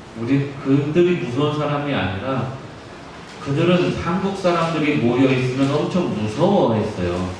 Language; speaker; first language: Korean; native; Korean